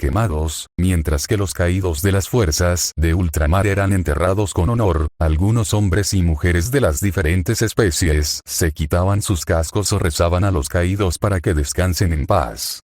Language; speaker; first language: Spanish; native; Spanish